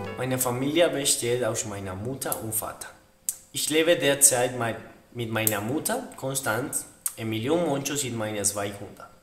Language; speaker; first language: German; non-native, learner; Spanish